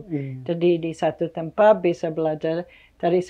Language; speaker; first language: Indonesian; non-native, fluent; English